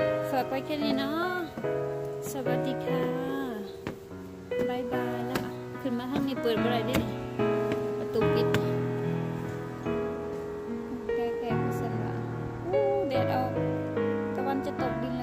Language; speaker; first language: Thai; non-native, local second language; Northeastern Thai